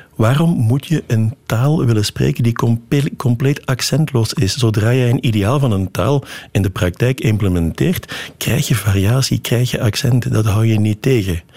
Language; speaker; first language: Dutch; native; Dutch